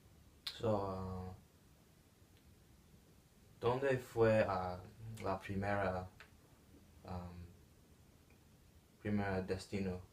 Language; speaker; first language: Spanish; non-native, learner; English